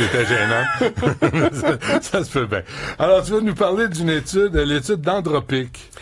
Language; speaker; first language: French; native; French